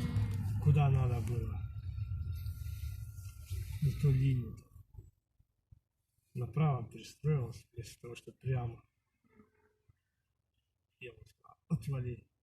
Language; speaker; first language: Russian; non-native, learner; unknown